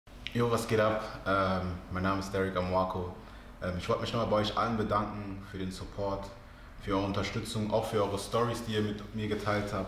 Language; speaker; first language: German; native; German